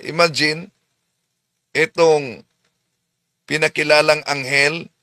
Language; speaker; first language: Filipino; native; Filipino